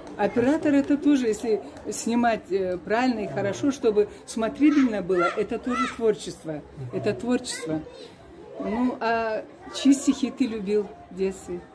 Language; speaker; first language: Russian; non-native, local second language; Karachay-Balkar